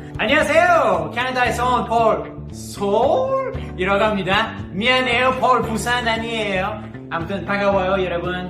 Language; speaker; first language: Korean; non-native, fluent; English